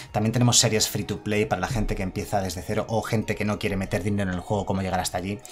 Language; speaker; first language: Spanish; native; Spanish